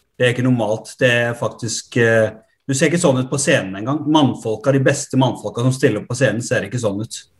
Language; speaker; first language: Norwegian; early bilingual, other home language; Arabic